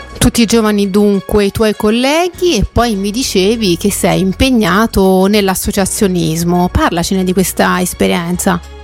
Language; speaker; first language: Italian; native; Italian